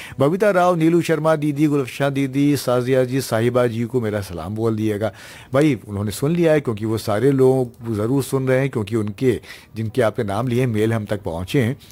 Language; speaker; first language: Hindi; native; Hindi